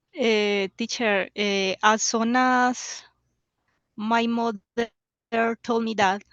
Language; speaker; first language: English; non-native, learner; Spanish